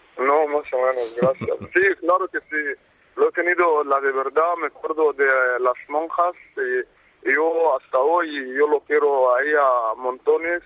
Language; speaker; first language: Spanish; non-native, learner; Arabic